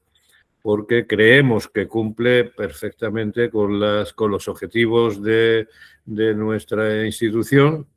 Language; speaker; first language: Spanish; native; Spanish